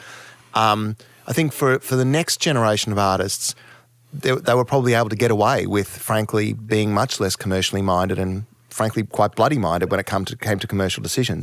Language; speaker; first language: English; native; English